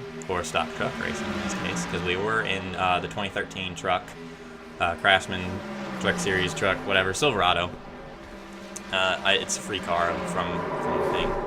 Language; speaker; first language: English; native; English